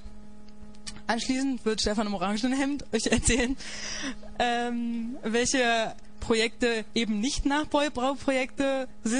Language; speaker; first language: German; native; German